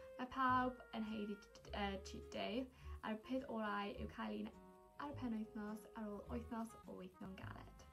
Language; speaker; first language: Welsh; non-native, local second language; English